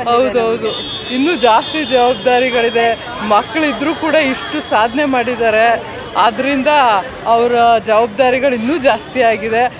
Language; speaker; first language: Kannada; native; Kannada